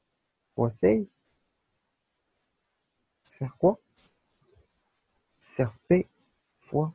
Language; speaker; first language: Arabic; native; Arabic